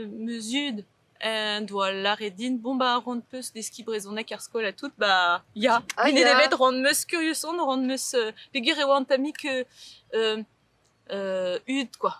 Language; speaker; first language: French; native; French